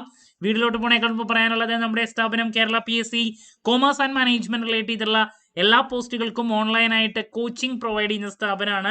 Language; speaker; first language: Malayalam; native; Malayalam